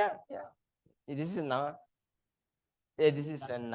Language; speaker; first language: English; non-native, learner; Indonesian